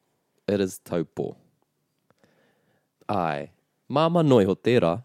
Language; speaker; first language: Māori; non-native, local second language; English